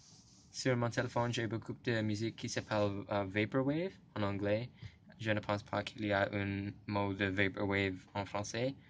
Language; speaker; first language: French; non-native, learner; English